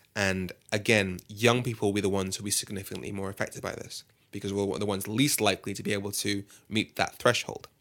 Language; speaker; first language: English; native; English